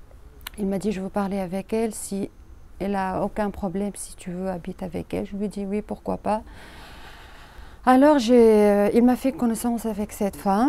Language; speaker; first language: French; non-native, learner; Arabic